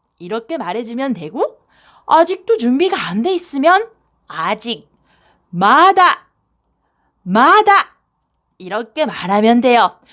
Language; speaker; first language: Korean; non-native, fluent; Japanese